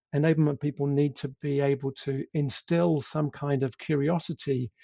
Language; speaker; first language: English; native; English